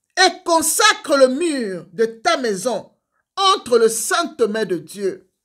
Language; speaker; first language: French; non-native, local second language; Lingala